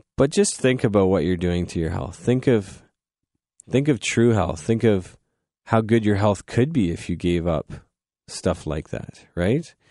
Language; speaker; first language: English; native; English